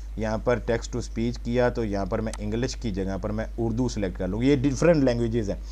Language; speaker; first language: Urdu; non-native, local second language; Punjabi